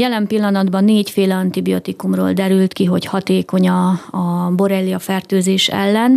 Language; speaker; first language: Hungarian; native; Hungarian